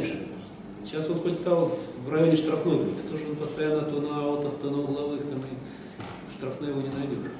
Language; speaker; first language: Russian; native; Russian